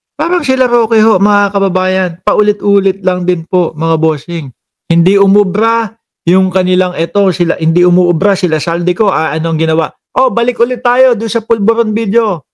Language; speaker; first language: Filipino; non-native, local second language; Cebuano